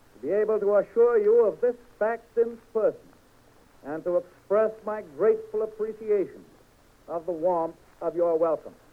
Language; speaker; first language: English; native; English